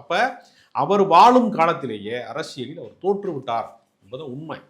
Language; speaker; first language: Tamil; native; Tamil